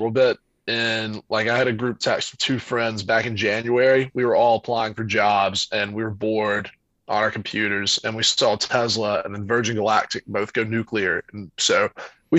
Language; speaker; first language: English; native; English